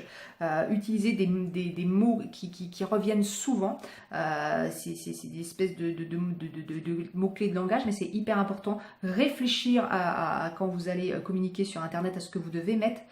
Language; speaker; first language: French; native; French